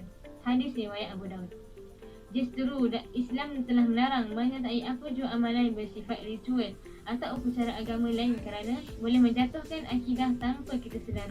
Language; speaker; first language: Malay; native; Malay